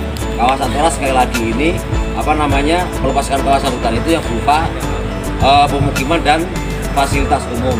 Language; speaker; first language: Indonesian; native; Indonesian